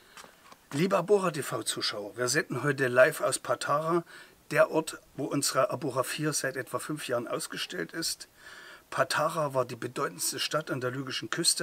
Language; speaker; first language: German; native; German